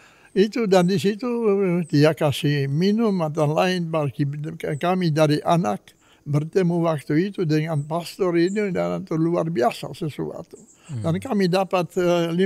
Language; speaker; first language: Indonesian; non-native, fluent; Polish